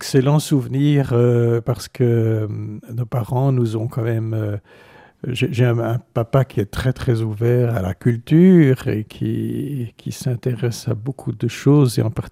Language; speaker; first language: French; native; French